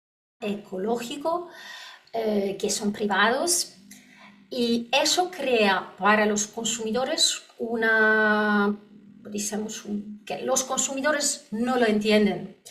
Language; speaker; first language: Spanish; non-native, learner; Polish